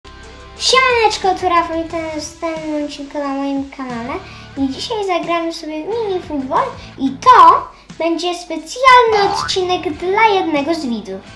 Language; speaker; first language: Polish; native; Polish